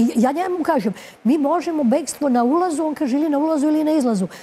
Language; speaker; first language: Serbian; native; Serbian